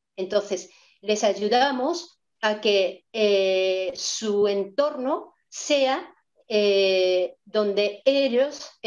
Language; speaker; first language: Spanish; non-native, fluent; Japanese